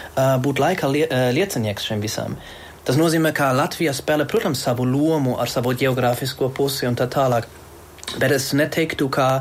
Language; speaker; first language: Latvian; non-native, fluent; German